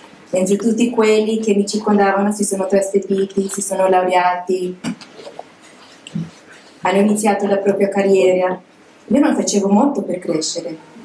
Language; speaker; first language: Italian; non-native, fluent; English